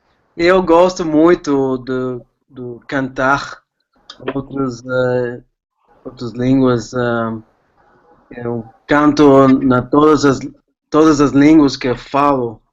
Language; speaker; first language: Portuguese; non-native, fluent; English